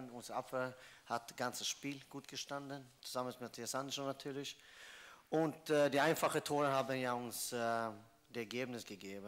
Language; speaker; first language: German; non-native, fluent; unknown